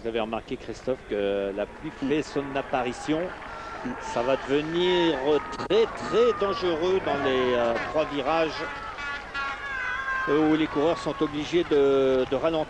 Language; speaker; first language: French; native; French